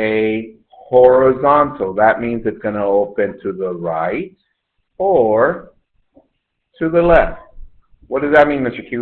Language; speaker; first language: English; native; English